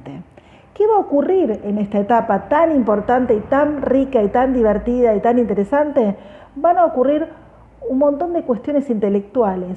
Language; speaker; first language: Spanish; native; Spanish